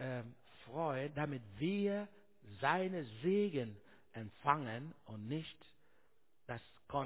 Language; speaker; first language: German; non-native, learner; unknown